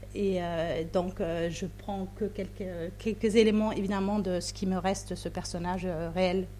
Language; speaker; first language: French; non-native, fluent; German